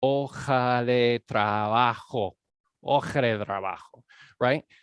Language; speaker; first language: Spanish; non-native, fluent; English